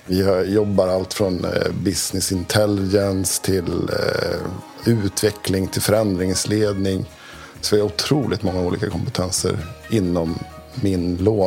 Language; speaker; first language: Swedish; native; Swedish